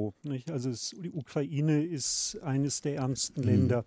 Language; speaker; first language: German; native; German